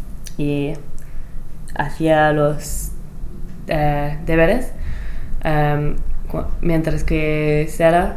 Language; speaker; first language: Spanish; non-native, learner; English